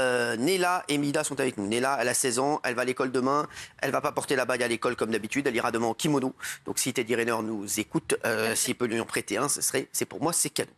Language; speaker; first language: French; native; French